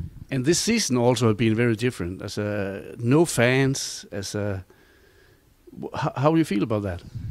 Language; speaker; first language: English; non-native, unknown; Danish